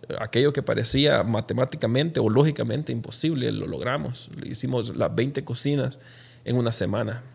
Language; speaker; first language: Spanish; native; Spanish